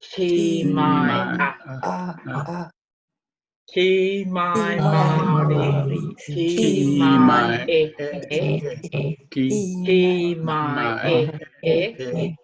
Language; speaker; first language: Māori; non-native, fluent; English